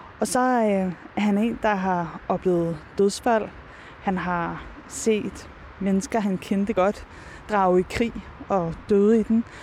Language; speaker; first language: Danish; native; Danish